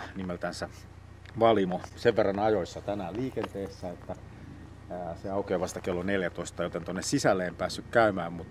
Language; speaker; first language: Finnish; native; Finnish